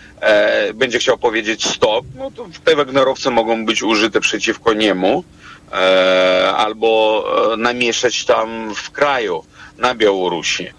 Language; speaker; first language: Polish; non-native, fluent; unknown